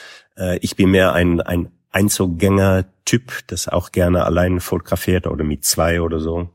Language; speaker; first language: German; non-native, fluent; Dutch